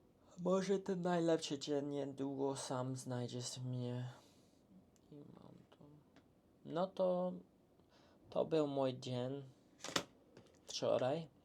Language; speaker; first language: Polish; early bilingual, heritage; English